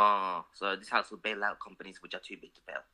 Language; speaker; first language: English; non-native, fluent; Japanese